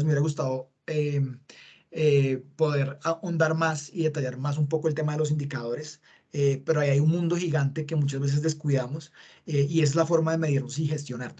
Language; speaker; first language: Spanish; native; Spanish